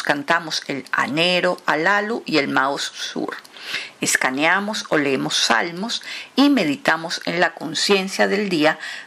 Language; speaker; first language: Spanish; native; Spanish